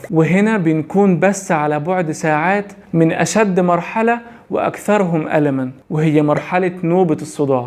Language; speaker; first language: Arabic; native; Arabic